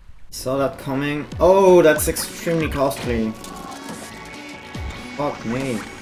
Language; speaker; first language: English; non-native, fluent; French